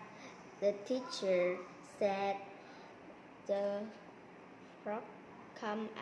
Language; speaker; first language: English; non-native, learner; Vietnamese